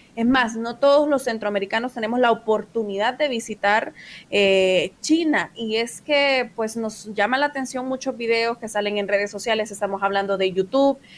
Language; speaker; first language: Spanish; native; Spanish